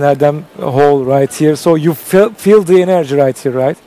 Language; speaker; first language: English; non-native, fluent; Turkish